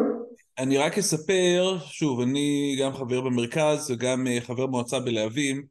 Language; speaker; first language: Hebrew; native; Hebrew